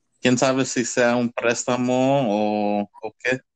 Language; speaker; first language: Spanish; early bilingual, heritage; Spanish